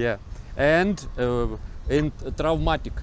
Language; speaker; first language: English; non-native, learner; Ukrainian